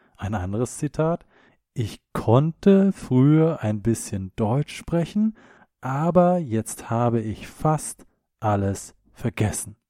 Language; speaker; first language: German; native; German